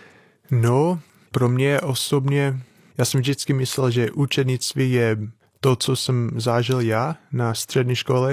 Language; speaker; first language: Czech; non-native, fluent; English